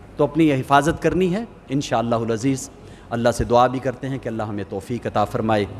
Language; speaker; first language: Urdu; native; Urdu